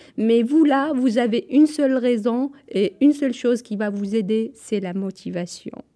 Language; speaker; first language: French; non-native, local second language; Kabyle